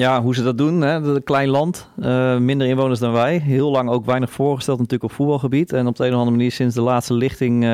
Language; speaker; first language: Dutch; native; Dutch